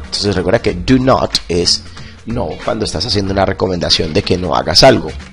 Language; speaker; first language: Spanish; native; Spanish